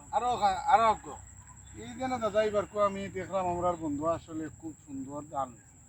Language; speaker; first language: Bangla; non-native, local second language; Sylheti